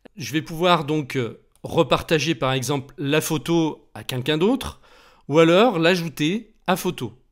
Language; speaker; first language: French; native; French